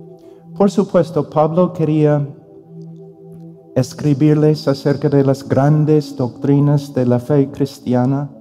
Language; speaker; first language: Spanish; non-native, fluent; English